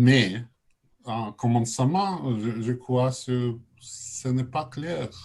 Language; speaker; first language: French; non-native, learner; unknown